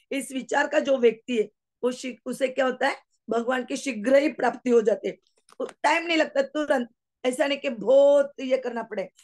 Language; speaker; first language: Hindi; non-native, local second language; Marathi